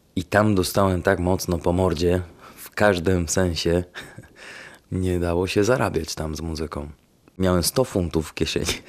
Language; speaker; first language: Polish; non-native, fluent; Italian